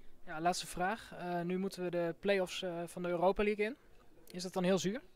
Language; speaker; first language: Dutch; native; Dutch